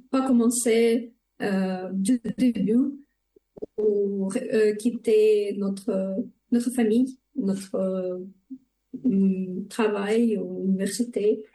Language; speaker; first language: French; non-native, fluent; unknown